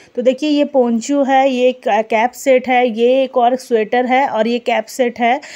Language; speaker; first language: Hindi; non-native, local second language; Bangla